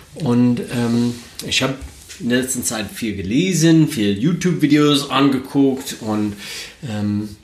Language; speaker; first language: German; non-native, learner; English